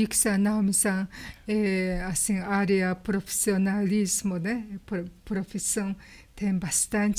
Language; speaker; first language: Portuguese; non-native, learner; Japanese